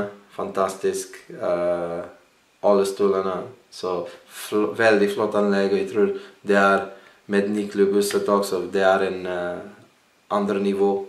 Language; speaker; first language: Norwegian; non-native, learner; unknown